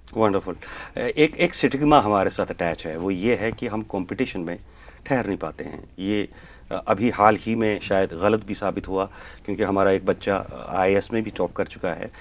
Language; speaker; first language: Urdu; non-native, local second language; Kashmiri